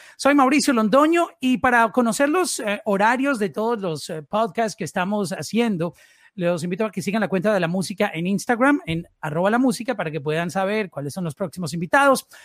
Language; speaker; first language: Spanish; native; Spanish